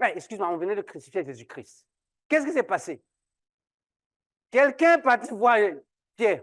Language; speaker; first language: French; non-native, local second language; Kinyarwanda